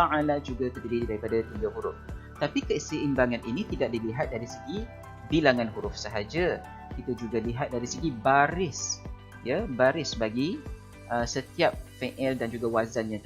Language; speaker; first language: Malay; native; Malay